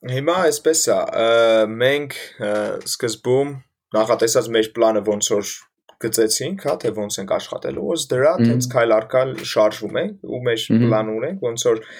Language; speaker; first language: Armenian; native; Armenian